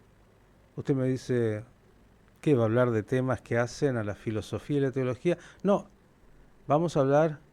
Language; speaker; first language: Spanish; native; Spanish